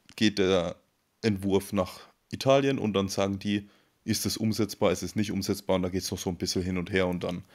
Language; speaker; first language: German; native; German